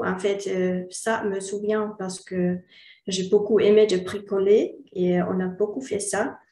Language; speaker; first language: French; non-native, learner; Finnish